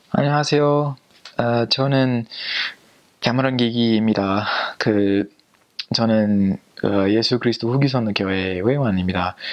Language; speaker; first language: Korean; non-native, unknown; English